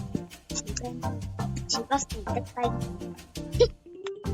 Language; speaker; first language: Chinese; early bilingual, heritage; Cantonese